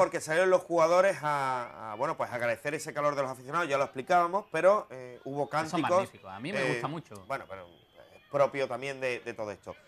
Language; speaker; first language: Spanish; native; Spanish